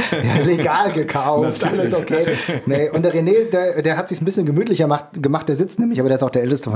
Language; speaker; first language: German; native; German